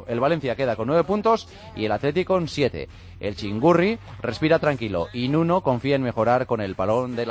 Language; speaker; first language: Spanish; native; Spanish